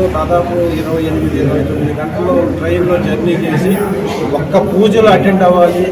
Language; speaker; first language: Telugu; native; Telugu